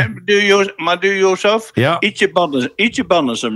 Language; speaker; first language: Norwegian; non-native, fluent; Dutch